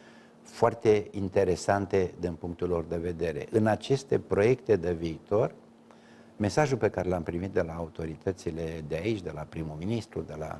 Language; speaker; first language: Romanian; native; Romanian